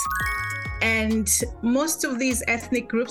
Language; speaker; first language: English; non-native, local second language; Swahili